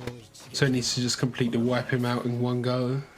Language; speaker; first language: English; native; English